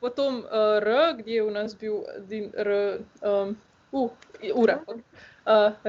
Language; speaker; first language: Russian; non-native, learner; Slovenian